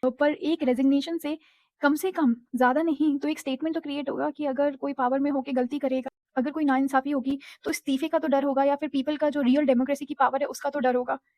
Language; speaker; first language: Hindi; native; Hindi